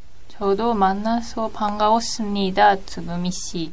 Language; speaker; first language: Korean; non-native, learner; Japanese